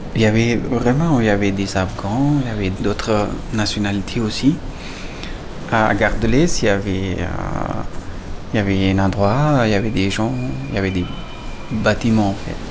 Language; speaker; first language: French; non-native, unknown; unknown